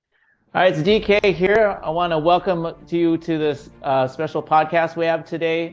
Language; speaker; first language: English; native; English